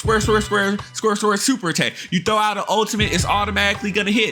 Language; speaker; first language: English; native; English